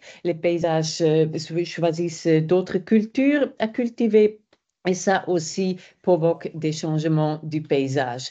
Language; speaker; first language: French; non-native, fluent; German